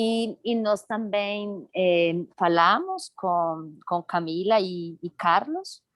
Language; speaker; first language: Portuguese; non-native, learner; Spanish